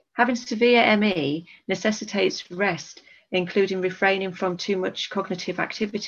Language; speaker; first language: English; native; English